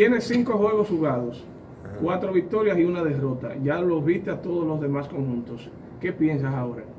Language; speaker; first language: Spanish; native; Spanish